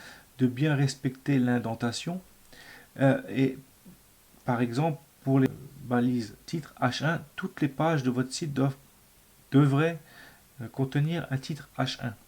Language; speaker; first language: French; native; French